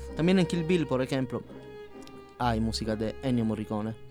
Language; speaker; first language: Spanish; non-native, learner; Sicilian